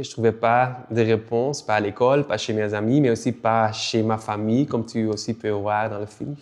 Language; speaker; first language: French; non-native, local second language; Dutch